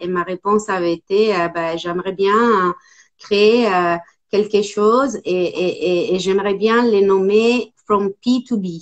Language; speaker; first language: French; non-native, fluent; Italian